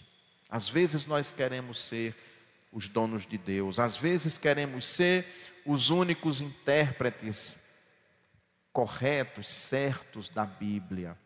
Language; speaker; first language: Portuguese; native; Portuguese